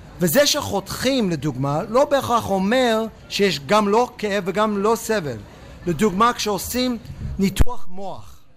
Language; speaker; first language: Hebrew; non-native, fluent; English